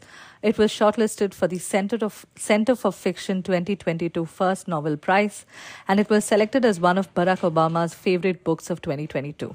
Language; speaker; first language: English; non-native, local second language; Malayalam